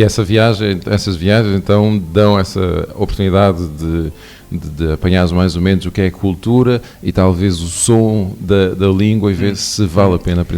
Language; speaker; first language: Portuguese; non-native, local second language; Kabuverdianu